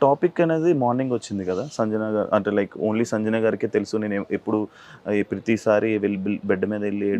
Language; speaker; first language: Telugu; native; Telugu